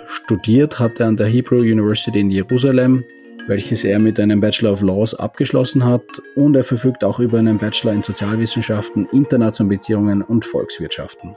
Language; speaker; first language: German; native; German